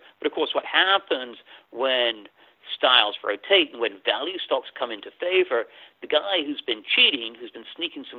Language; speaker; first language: English; native; English